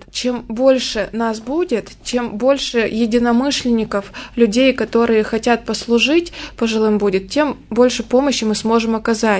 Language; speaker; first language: Russian; native; Russian